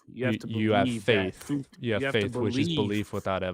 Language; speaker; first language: English; native; English